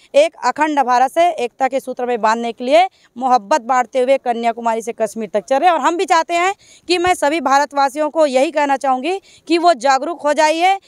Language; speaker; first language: Hindi; native; Hindi